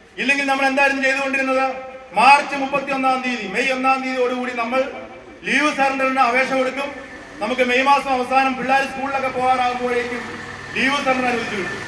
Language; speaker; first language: Malayalam; native; Malayalam